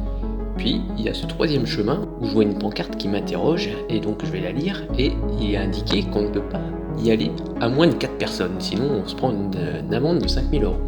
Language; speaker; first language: French; native; French